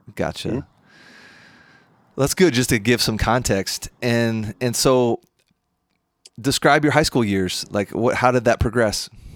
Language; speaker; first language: English; native; English